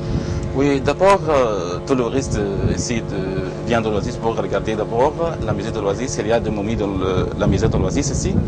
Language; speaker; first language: French; non-native, learner; Arabic